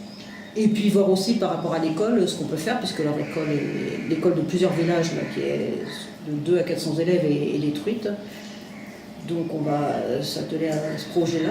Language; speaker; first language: French; native; French